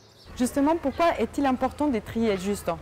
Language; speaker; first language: French; native; French